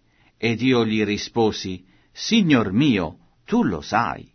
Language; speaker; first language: Italian; native; Italian